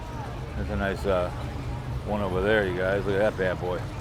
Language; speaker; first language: English; native; English